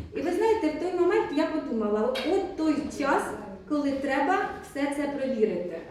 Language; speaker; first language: Ukrainian; non-native, local second language; Russian